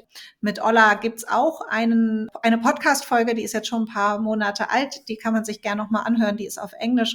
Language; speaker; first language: German; native; German